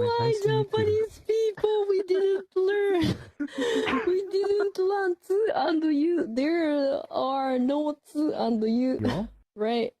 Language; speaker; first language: English; non-native, learner; Japanese